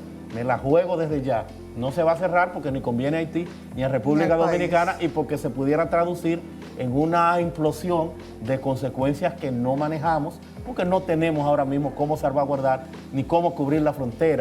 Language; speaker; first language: Spanish; native; Spanish